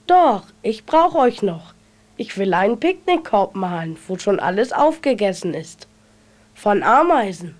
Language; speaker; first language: German; native; German